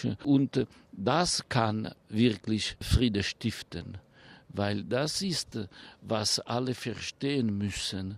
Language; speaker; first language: German; non-native, fluent; Italian